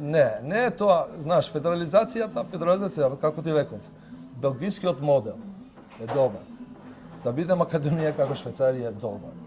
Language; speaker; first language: Macedonian; non-native, local second language; Albanian